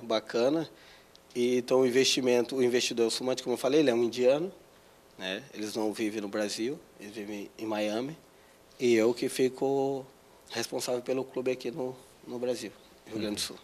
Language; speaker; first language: Portuguese; native; Portuguese